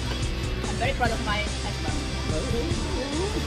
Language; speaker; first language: English; non-native, learner; Filipino